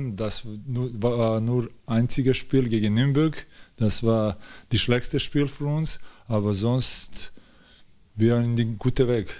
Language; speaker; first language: German; non-native, learner; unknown